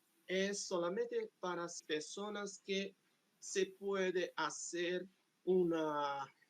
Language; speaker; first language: Spanish; non-native, fluent; Portuguese